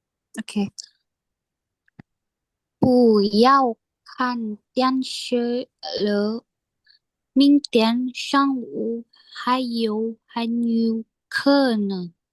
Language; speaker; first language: Chinese; non-native, learner; Indonesian